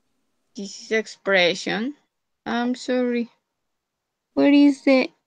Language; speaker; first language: English; non-native, fluent; Spanish